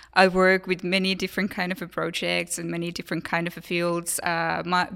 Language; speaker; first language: English; non-native, fluent; Finnish